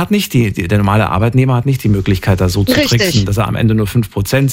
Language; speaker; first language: German; native; German